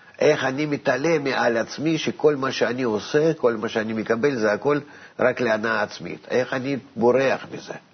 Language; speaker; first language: Hebrew; non-native, fluent; Russian